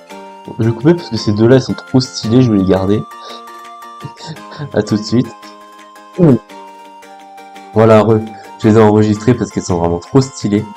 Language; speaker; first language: French; native; French